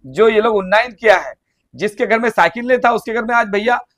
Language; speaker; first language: Hindi; non-native, local second language; Bangla